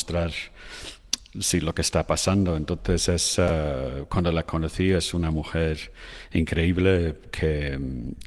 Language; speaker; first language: Spanish; non-native, fluent; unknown